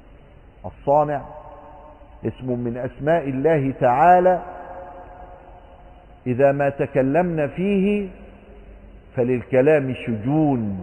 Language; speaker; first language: Arabic; native; Arabic